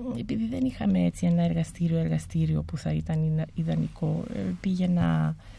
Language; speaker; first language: Greek; early bilingual, heritage; Greek